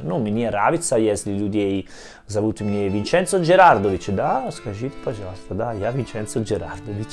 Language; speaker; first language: Russian; non-native, learner; Italian